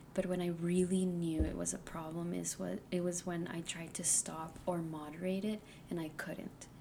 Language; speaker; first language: English; early bilingual, other home language; Spanish